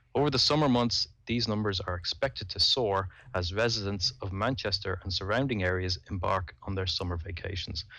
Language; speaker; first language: English; native; English